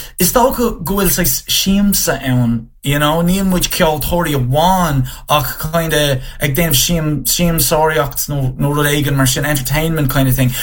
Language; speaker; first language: Irish; non-native, local second language; English